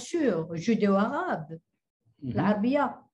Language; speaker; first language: French; non-native, local second language; Arabic